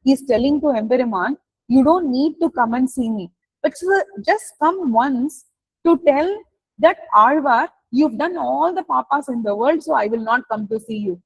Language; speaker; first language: English; non-native, local second language; Tamil